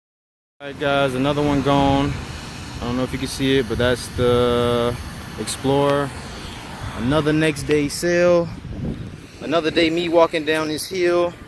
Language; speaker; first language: English; native; English